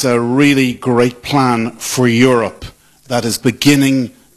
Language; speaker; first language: English; native; English